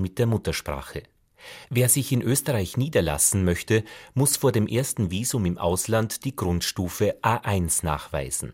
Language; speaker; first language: German; native; German